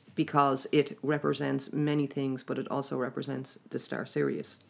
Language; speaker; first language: English; native; English